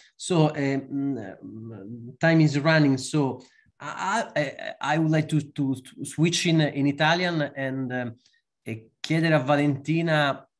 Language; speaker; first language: English; non-native, fluent; Italian